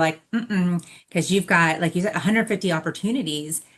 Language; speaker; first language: English; native; English